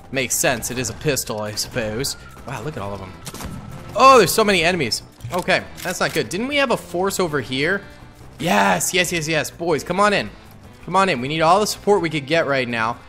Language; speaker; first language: English; native; English